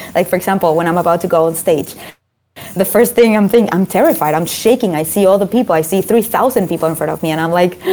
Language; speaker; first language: English; non-native, fluent; Spanish